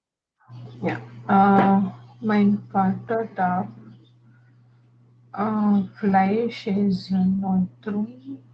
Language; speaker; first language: German; non-native, learner; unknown